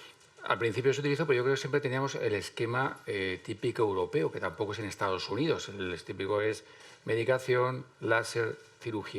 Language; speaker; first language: Spanish; native; Spanish